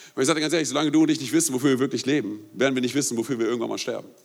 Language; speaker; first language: German; native; German